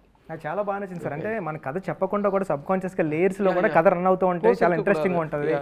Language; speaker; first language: Telugu; native; Telugu